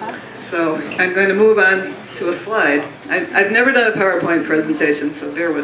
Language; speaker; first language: English; native; English